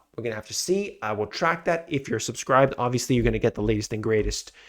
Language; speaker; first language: English; native; English